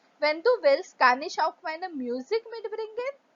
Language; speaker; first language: German; non-native, fluent; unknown